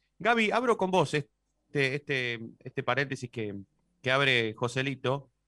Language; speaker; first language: Spanish; native; Spanish